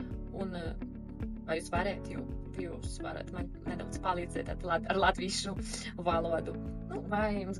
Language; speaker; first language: Latvian; early bilingual, heritage; Russian